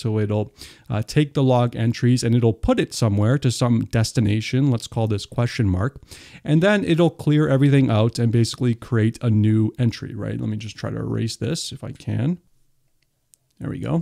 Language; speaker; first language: English; native; English